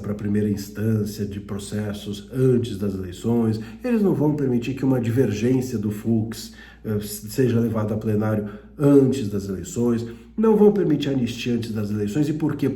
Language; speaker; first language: Portuguese; native; Portuguese